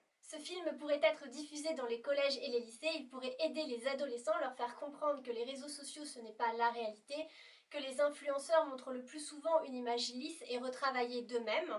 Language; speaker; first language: French; native; French